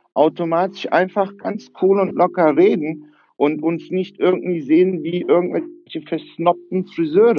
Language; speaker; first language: German; early bilingual, other home language; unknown